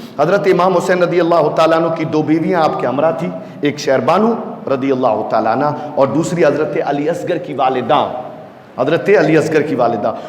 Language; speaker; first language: Urdu; native; Urdu